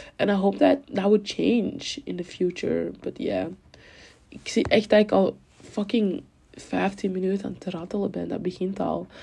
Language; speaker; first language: Dutch; early bilingual, other home language; French